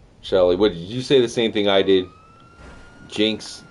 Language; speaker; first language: English; native; English